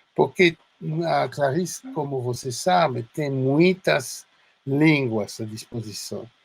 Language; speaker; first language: Portuguese; non-native, fluent; French